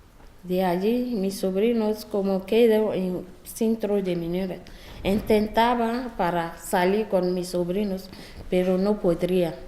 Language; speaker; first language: Spanish; non-native, learner; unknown